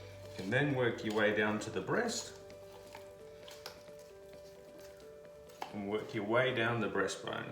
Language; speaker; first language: English; native; English